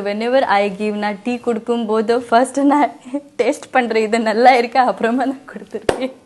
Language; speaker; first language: Tamil; non-native, learner; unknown